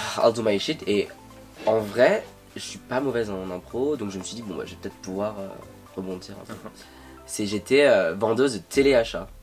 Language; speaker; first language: French; native; French